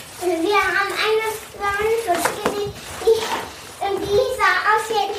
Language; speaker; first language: German; early bilingual, heritage; German